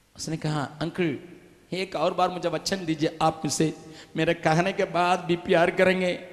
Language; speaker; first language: Hindi; non-native, local second language; Tamil